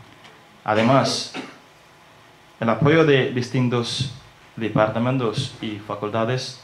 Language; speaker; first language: Spanish; non-native, learner; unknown